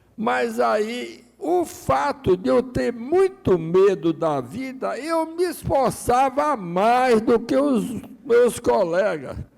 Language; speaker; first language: Portuguese; early bilingual, other home language; Russian